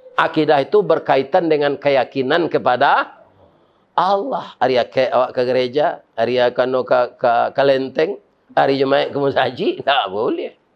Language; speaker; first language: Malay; non-native, local second language; Minangkabau